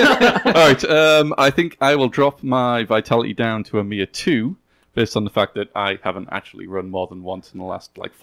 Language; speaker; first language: English; native; English